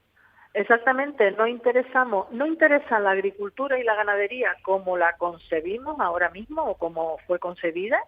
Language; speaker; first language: Spanish; native; Spanish